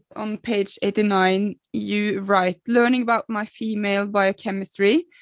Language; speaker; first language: English; non-native, fluent; Norwegian